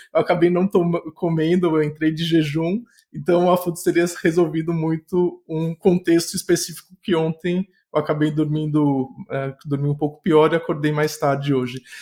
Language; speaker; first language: Portuguese; native; Portuguese